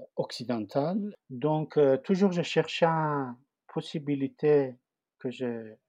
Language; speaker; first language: French; non-native, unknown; Persian